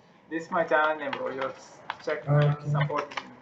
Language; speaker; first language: English; non-native, learner; Malayalam